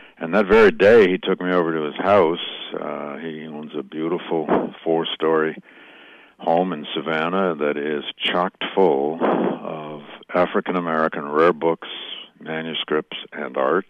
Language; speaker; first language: English; native; English